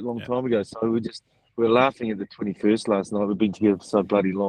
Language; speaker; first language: English; native; English